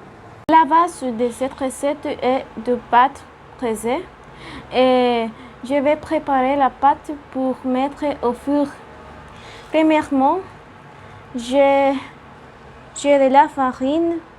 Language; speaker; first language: French; non-native, learner; Spanish